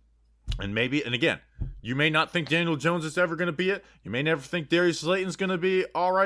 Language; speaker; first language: English; native; English